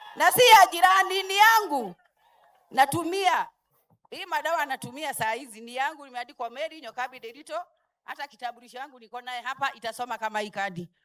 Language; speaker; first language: Swahili; non-native, local second language; Kikuyu